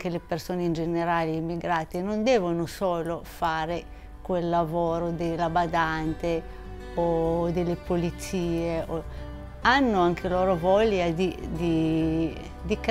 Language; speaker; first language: Italian; non-native, fluent; Arabic